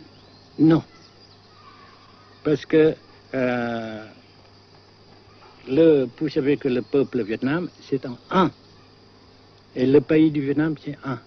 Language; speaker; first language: French; non-native, fluent; Vietnamese